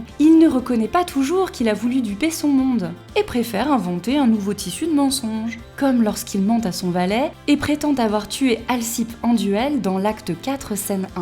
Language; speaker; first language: French; native; French